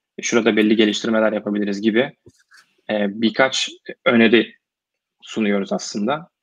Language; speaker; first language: Turkish; native; Turkish